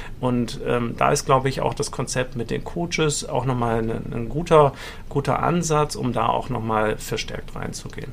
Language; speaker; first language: German; native; German